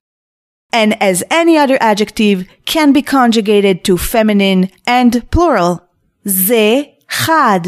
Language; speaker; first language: English; non-native, fluent; Hebrew